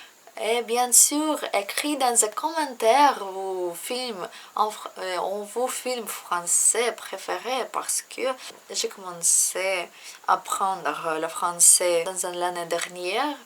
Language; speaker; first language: French; non-native, learner; Russian